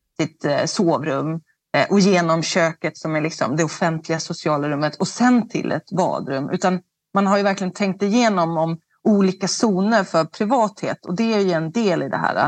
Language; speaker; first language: Swedish; native; Swedish